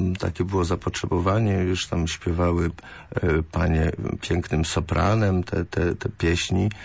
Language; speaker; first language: Polish; early bilingual, other home language; Greek